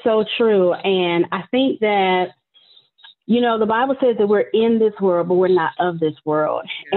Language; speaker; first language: English; native; English